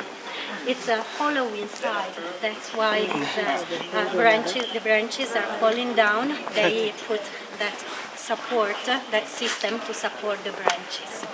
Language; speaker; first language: English; non-native, fluent; French